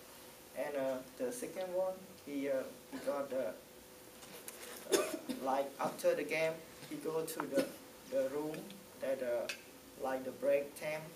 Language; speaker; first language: English; non-native, learner; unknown